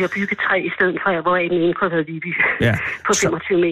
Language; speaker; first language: Danish; native; Danish